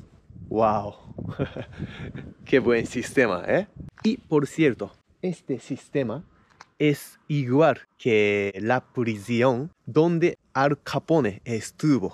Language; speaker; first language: Spanish; non-native, fluent; Japanese